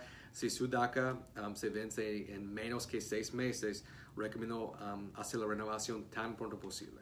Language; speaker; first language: Spanish; non-native, fluent; English